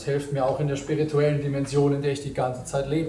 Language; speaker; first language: German; native; German